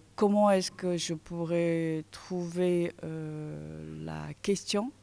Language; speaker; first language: French; non-native, fluent; Chinese